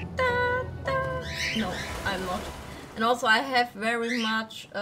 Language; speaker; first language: English; non-native, learner; German